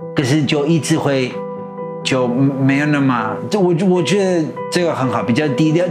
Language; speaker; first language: Chinese; non-native, learner; Spanish